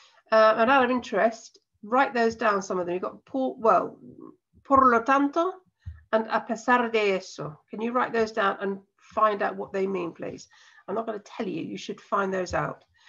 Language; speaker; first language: English; native; English